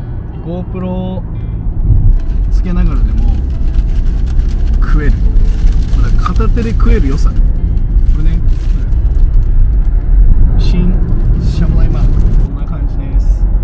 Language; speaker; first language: Japanese; native; Japanese